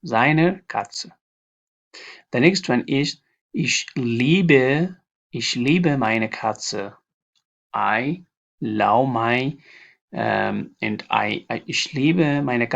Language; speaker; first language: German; non-native, learner; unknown